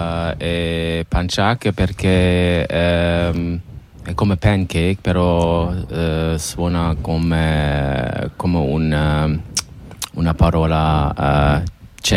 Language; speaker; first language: Italian; non-native, learner; Czech